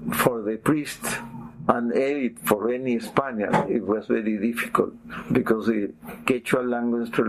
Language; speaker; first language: English; non-native, fluent; Spanish